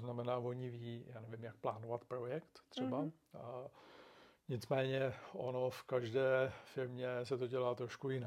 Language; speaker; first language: Czech; native; Czech